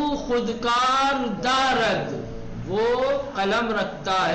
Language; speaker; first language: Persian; non-native, fluent; Urdu